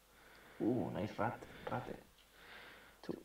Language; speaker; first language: English; non-native, learner; Spanish